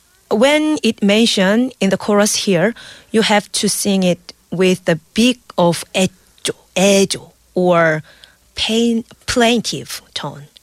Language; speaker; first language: English; non-native, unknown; Korean